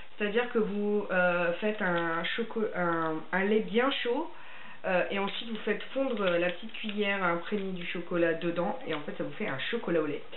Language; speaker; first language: French; native; French